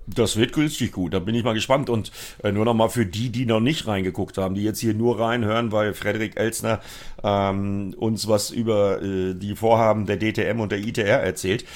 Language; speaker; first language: German; native; German